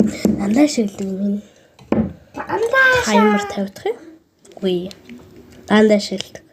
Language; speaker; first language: Mongolian; early bilingual, heritage; Mongolian